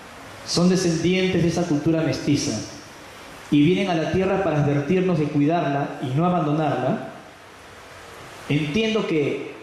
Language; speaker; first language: Spanish; native; Spanish